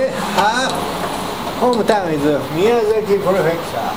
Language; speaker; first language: English; non-native, learner; Japanese